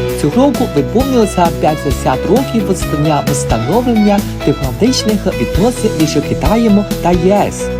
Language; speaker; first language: Ukrainian; non-native, fluent; Chinese